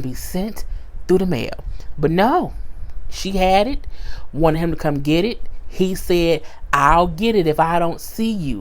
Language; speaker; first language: English; native; English